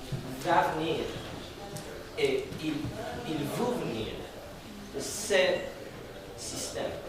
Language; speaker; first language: French; non-native, fluent; Persian